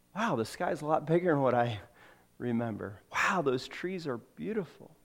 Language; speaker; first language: English; native; English